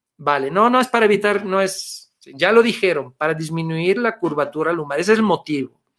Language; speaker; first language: Spanish; non-native, fluent; Italian